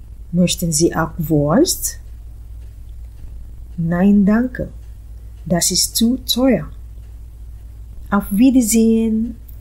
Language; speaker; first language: German; non-native, fluent; Filipino